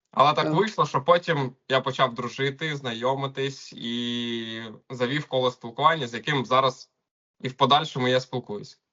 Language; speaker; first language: Ukrainian; non-native, local second language; Russian